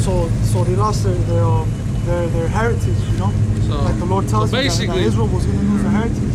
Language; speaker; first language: English; native; English